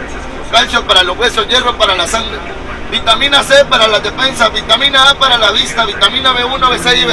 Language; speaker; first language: Spanish; native; Spanish